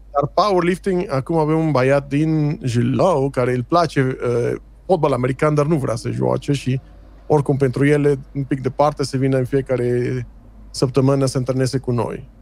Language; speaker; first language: Romanian; non-native, fluent; Spanish